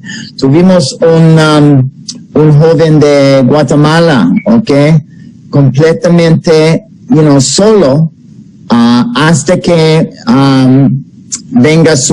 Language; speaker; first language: Spanish; non-native, fluent; English